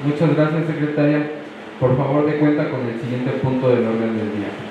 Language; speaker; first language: Spanish; native; Spanish